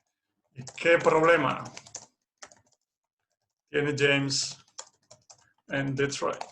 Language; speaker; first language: Spanish; non-native, fluent; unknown